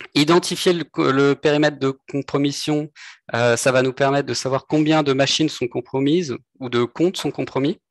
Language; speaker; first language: French; native; French